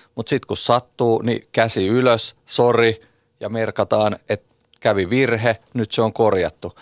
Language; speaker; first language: Finnish; native; Finnish